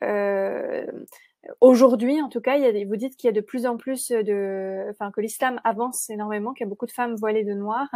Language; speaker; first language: French; native; French